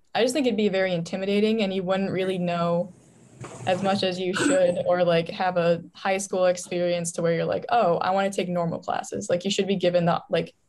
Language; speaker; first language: English; native; English